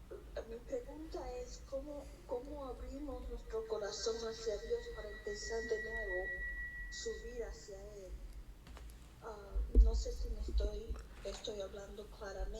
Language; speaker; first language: Spanish; early bilingual, heritage; Spanish